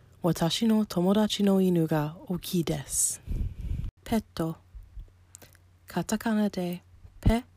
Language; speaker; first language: Japanese; non-native, learner; English